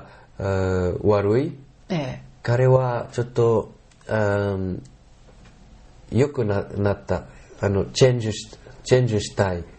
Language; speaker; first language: Japanese; non-native, learner; Arabic